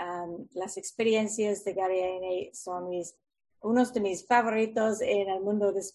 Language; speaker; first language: Spanish; non-native, fluent; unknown